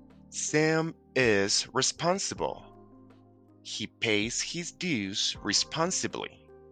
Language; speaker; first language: English; non-native, fluent; Spanish